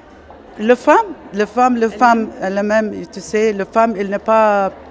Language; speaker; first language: French; non-native, learner; Arabic